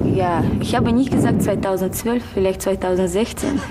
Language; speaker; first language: German; non-native, learner; Russian